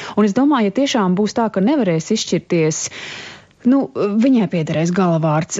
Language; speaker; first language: Latvian; native; Latvian